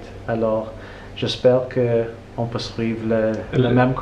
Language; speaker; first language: French; non-native, learner; English